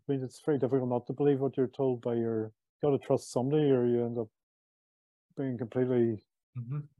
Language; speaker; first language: English; native; English